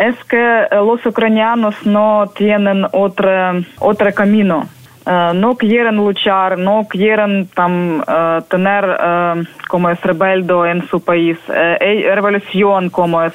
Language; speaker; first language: Spanish; non-native, learner; Ukrainian